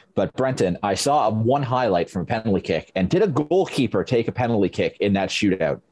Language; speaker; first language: English; native; English